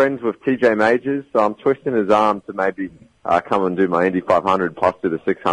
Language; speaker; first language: English; native; English